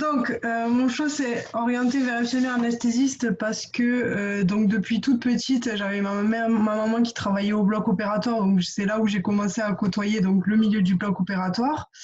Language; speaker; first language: French; native; French